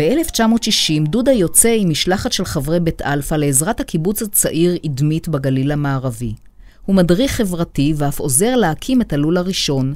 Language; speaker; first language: Hebrew; native; Hebrew